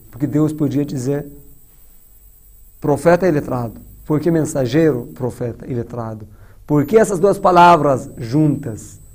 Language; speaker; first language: Portuguese; non-native, fluent; Persian